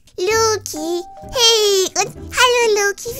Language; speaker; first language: German; native; German